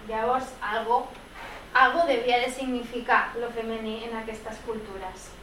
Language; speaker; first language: Catalan; non-native, local second language; Spanish